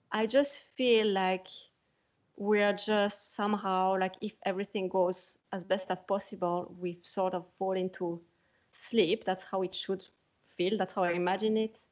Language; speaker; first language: English; non-native, fluent; French